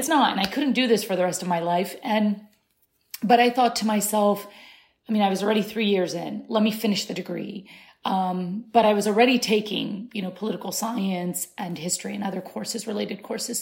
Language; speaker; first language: English; early bilingual, other home language; Arabic